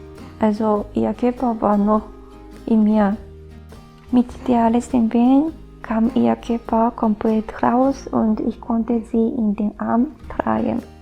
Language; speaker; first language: German; non-native, fluent; Japanese